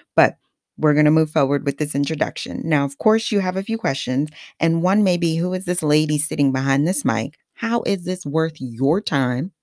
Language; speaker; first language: English; non-native, fluent; Haitian Creole